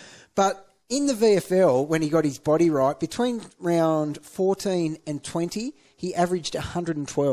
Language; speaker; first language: English; native; English